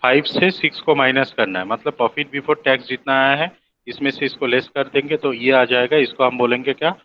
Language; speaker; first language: Hindi; non-native, local second language; Bangla